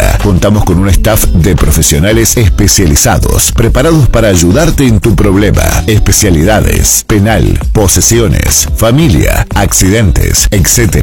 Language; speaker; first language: Spanish; native; Spanish